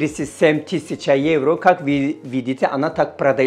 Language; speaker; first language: Russian; non-native, learner; Turkish